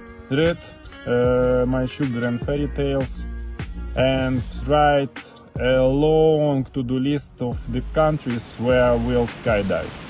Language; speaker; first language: English; non-native, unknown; Ukrainian